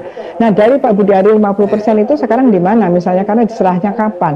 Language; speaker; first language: Indonesian; native; Indonesian